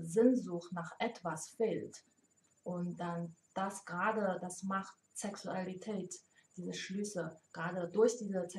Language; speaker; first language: German; non-native, learner; Chinese